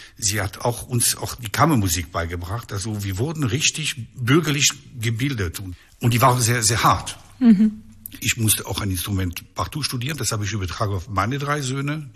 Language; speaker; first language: German; non-native, local second language; French